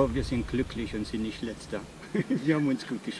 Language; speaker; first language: German; native; German